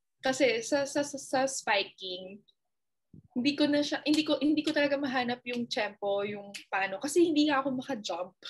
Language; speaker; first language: Filipino; native; Filipino